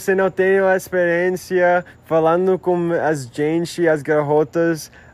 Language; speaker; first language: Portuguese; non-native, learner; English